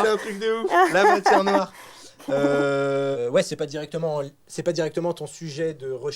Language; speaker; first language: French; native; French